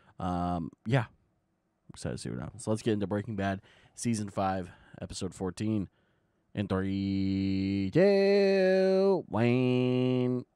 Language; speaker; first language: English; native; English